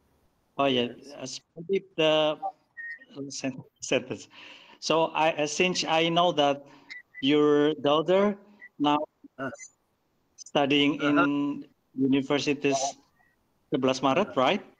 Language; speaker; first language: English; non-native, learner; Indonesian